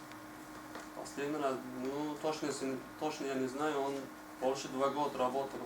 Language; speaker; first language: Russian; non-native, learner; Tajik